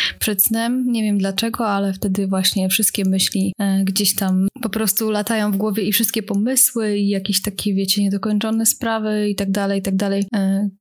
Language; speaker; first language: Polish; native; Polish